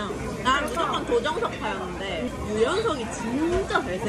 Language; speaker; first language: Korean; native; Korean